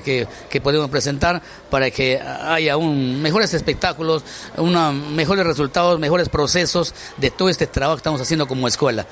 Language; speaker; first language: Spanish; native; Spanish